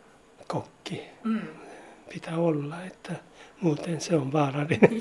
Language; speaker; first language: Finnish; non-native, learner; Japanese